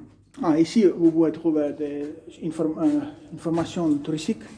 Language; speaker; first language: French; non-native, learner; Estonian